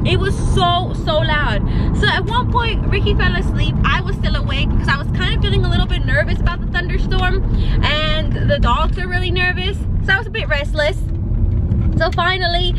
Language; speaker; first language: English; native; English